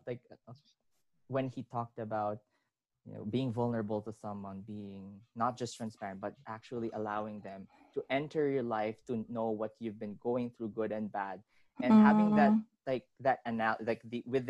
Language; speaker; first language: English; non-native, local second language; Filipino